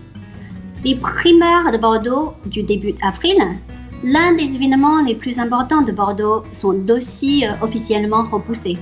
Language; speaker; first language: French; non-native, fluent; Chinese